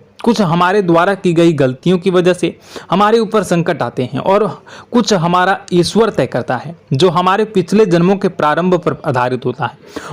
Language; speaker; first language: Hindi; native; Hindi